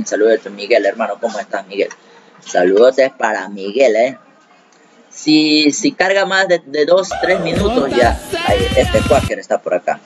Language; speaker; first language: Spanish; native; Spanish